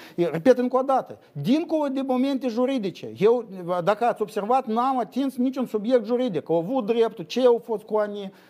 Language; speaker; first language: Romanian; native; Romanian